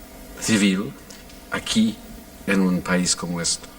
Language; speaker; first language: Spanish; non-native, fluent; English